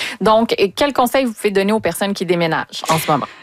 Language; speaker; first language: French; native; French